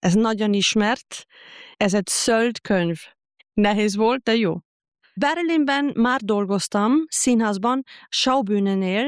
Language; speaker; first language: Hungarian; non-native, fluent; German